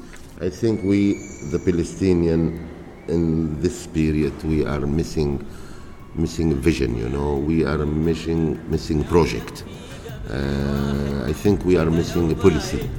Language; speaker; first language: English; non-native, fluent; Arabic